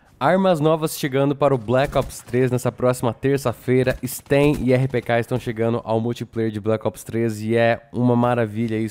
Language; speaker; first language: Portuguese; native; Portuguese